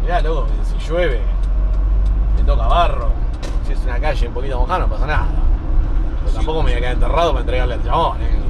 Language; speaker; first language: Spanish; native; Spanish